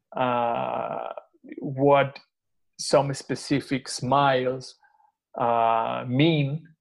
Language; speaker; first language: English; non-native, fluent; Spanish